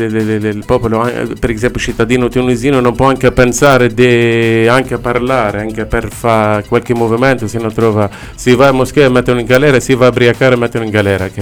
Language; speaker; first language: Italian; non-native, learner; Arabic